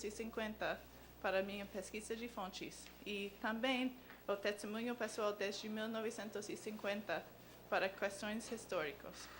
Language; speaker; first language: Portuguese; non-native, learner; English